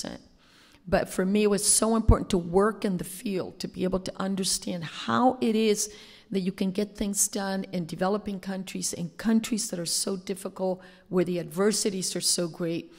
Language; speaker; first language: English; non-native, fluent; Spanish